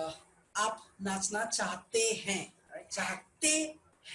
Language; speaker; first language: Hindi; non-native, learner; English